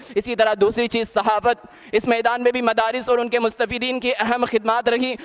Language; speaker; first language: Urdu; native; Urdu